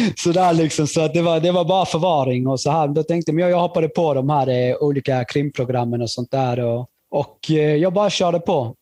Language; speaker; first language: Swedish; early bilingual, other home language; Spanish